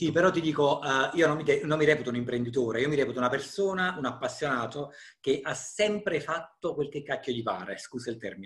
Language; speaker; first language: Italian; native; Italian